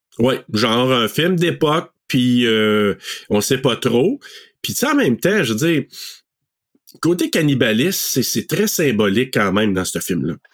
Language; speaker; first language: French; native; French